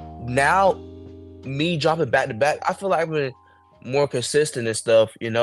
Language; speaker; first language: English; native; English